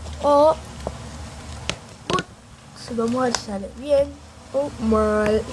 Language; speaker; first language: Spanish; native; Spanish